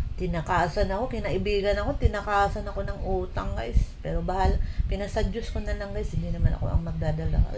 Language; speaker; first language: Filipino; non-native, local second language; Cebuano